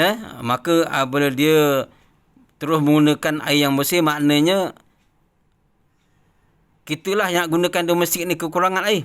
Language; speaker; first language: Malay; native; Malay